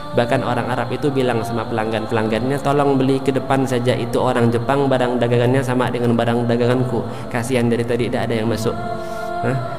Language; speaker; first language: Indonesian; native; Indonesian